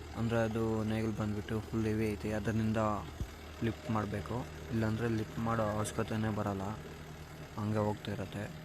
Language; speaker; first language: Kannada; non-native, local second language; Telugu